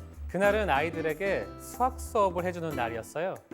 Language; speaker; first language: Korean; native; Korean